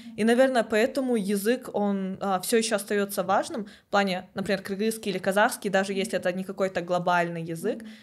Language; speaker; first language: Russian; native; Russian